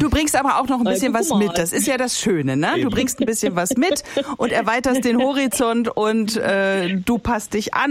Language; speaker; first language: German; native; German